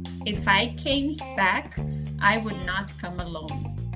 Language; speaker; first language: English; non-native, fluent; Portuguese